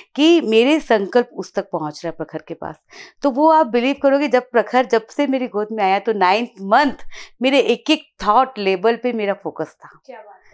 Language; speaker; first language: Hindi; native; Hindi